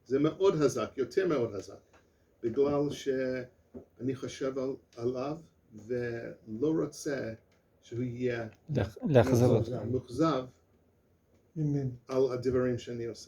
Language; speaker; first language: Hebrew; non-native, learner; English